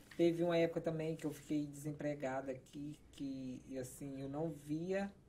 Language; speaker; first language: Portuguese; native; Portuguese